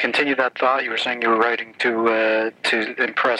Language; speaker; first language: English; native; English